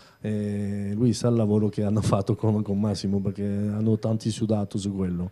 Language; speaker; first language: Italian; non-native, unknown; French